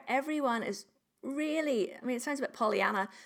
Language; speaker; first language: English; native; English